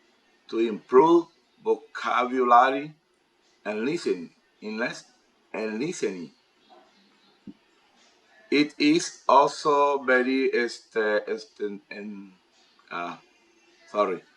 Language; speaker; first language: English; non-native, learner; Spanish